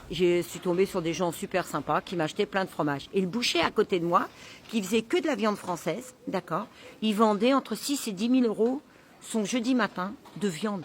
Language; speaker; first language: French; native; French